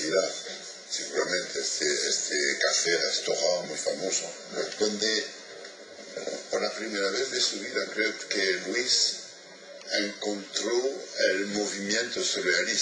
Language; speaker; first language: Spanish; non-native, fluent; French